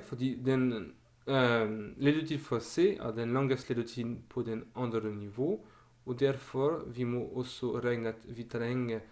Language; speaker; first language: Norwegian; non-native, learner; Dutch